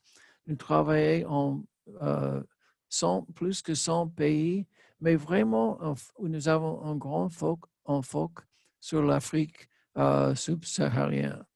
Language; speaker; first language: French; non-native, learner; English